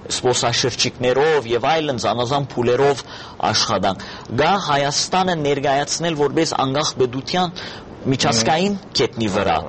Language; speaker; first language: Armenian; early bilingual, heritage; Armenian